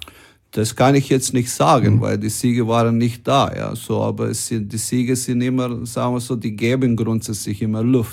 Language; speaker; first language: German; non-native, fluent; Croatian